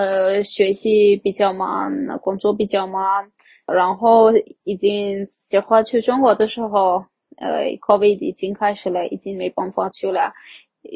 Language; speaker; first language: Chinese; non-native, fluent; Armenian